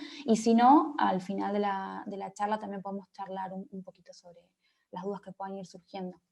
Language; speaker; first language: Spanish; native; Spanish